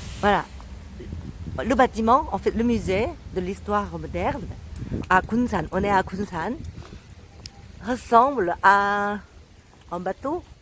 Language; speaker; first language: French; non-native, fluent; Korean